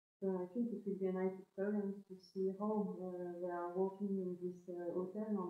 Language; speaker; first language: English; non-native, fluent; French